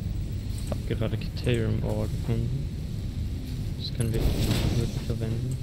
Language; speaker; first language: German; native; German